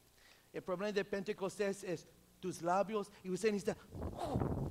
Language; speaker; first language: Spanish; non-native, local second language; English